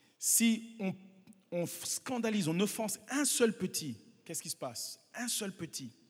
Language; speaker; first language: French; non-native, local second language; Kinyarwanda